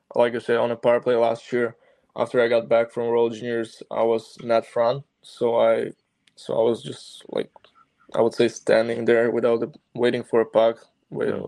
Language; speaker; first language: English; non-native, fluent; Slovak